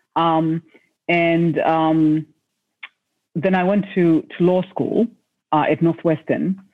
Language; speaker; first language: English; non-native, local second language; Shona